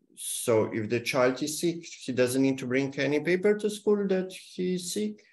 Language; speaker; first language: English; non-native, fluent; Slovenian